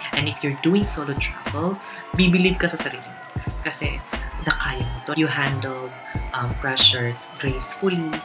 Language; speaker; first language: Filipino; non-native, local second language; Cebuano